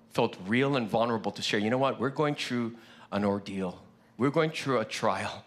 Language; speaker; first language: English; early bilingual, other home language; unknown